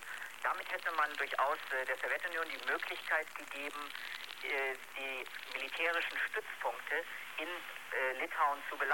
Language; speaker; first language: German; native; German